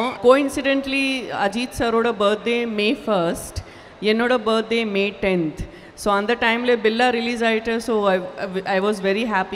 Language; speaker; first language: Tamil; non-native, learner; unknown